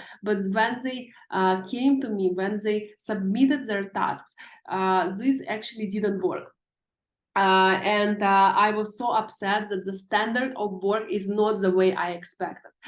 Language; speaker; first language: English; non-native, fluent; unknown